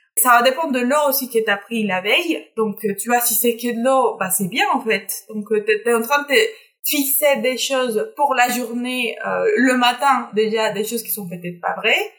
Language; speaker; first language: French; non-native, fluent; Spanish